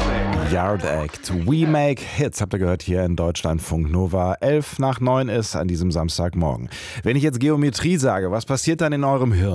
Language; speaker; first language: German; native; German